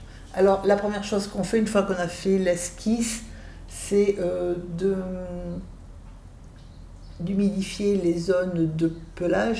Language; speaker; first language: French; native; French